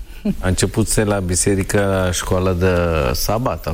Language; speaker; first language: Romanian; non-native, learner; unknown